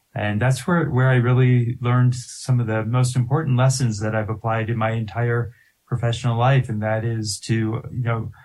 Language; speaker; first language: English; native; English